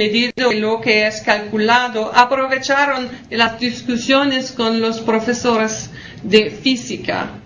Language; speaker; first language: Spanish; non-native, fluent; French